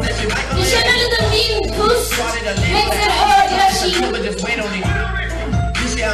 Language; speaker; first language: Swedish; native; Swedish